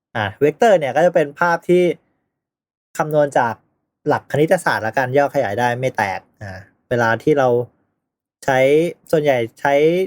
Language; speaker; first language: Thai; native; Thai